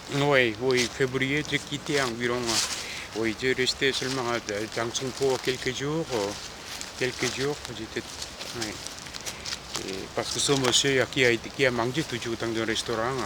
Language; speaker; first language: French; non-native, fluent; Korean